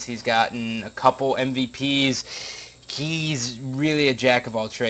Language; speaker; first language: English; native; English